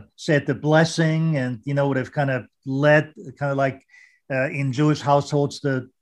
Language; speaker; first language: English; non-native, fluent; German